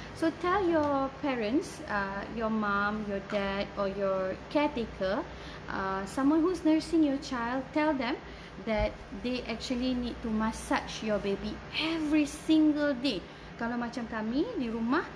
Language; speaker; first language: English; non-native, local second language; Malay